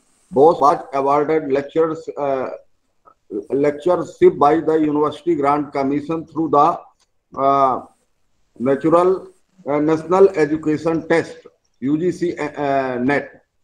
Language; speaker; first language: English; non-native, local second language; Hindi